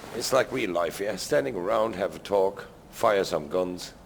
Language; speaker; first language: English; non-native, fluent; German